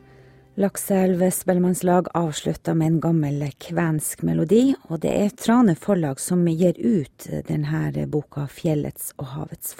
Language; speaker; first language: Norwegian; native; Norwegian